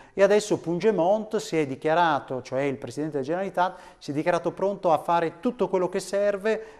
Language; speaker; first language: Italian; native; Italian